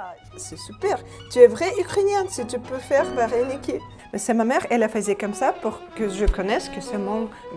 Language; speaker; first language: French; non-native, learner; Ukrainian